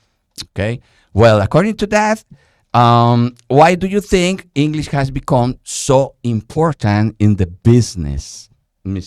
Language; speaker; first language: English; non-native, fluent; Spanish